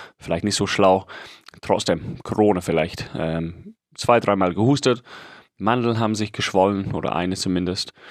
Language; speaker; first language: German; non-native, fluent; English